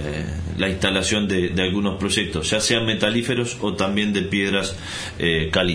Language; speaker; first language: Spanish; native; Spanish